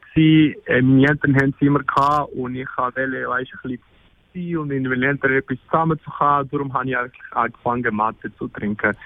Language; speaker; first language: German; non-native, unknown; Spanish